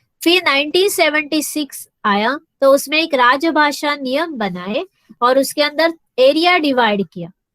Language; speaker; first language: Hindi; non-native, local second language; Marathi